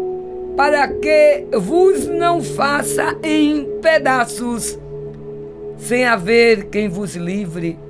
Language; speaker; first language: Portuguese; native; Portuguese